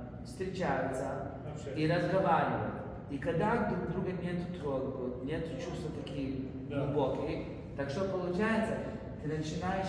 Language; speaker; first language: Russian; non-native, fluent; English